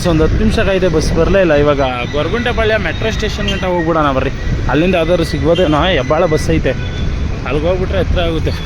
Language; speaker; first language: Kannada; native; Kannada